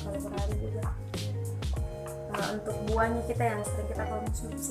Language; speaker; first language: Indonesian; native; Indonesian